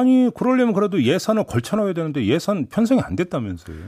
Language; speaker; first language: Korean; native; Korean